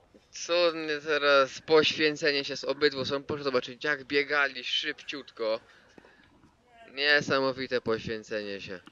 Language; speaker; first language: Polish; native; Polish